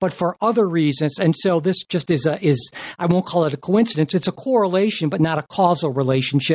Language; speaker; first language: English; native; English